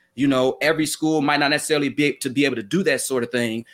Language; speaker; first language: English; native; English